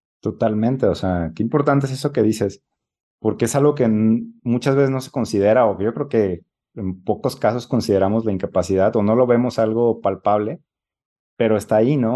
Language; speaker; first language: Spanish; native; Spanish